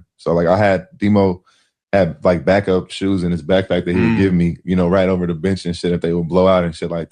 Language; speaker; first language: English; native; English